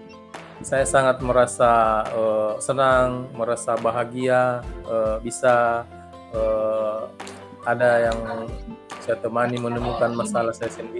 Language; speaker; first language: Indonesian; non-native, local second language; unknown